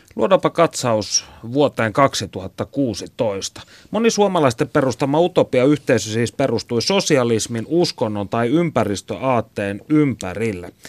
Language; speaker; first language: Finnish; native; Finnish